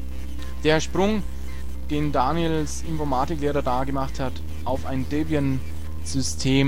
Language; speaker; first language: German; native; German